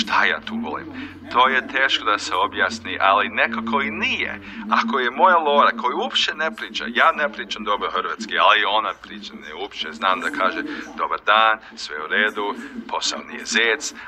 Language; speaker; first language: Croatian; early bilingual, heritage; Croatian